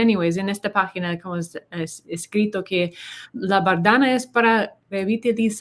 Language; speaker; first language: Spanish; non-native, learner; English